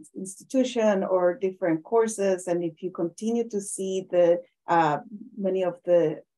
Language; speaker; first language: English; non-native, fluent; Spanish